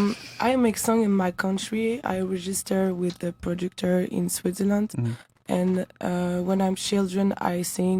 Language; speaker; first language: English; non-native, learner; French